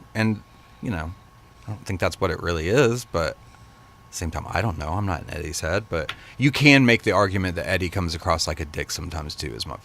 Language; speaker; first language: English; native; English